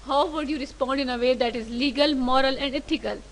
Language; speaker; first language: English; non-native, local second language; Urdu